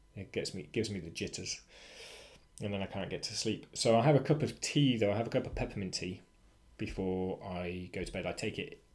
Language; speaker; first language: English; native; English